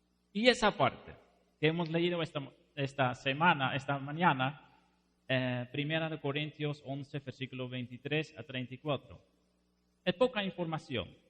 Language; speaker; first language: Spanish; non-native, fluent; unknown